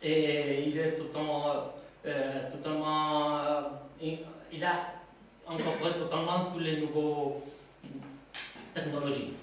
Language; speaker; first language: French; non-native, learner; Spanish